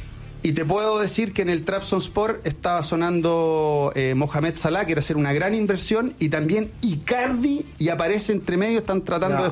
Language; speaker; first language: Spanish; native; Spanish